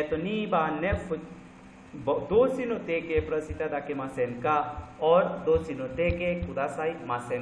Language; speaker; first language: Japanese; non-native, fluent; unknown